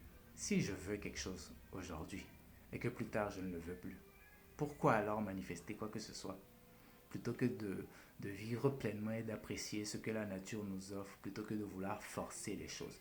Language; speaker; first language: French; native; French